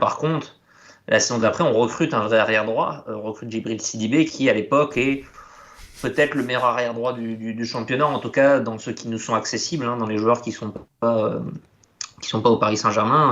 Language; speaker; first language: French; native; French